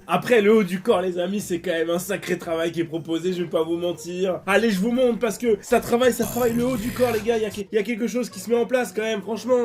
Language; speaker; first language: French; native; French